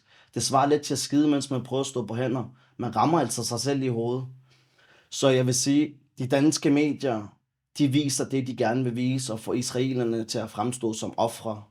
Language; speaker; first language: Danish; early bilingual, other home language; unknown